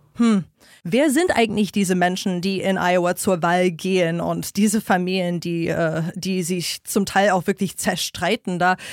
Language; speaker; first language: German; non-native, fluent; English